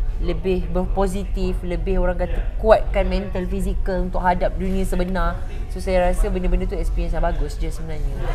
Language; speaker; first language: Malay; native; Malay